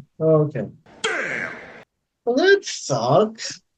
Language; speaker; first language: English; native; English